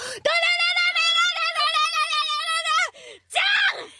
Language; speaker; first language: Japanese; native; Japanese